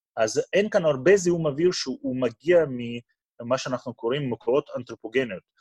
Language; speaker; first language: Hebrew; non-native, fluent; Russian